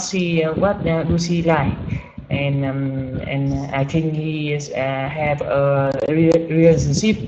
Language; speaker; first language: English; non-native, learner; Vietnamese